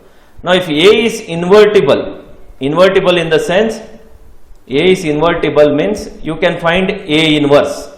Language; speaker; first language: English; non-native, local second language; Kannada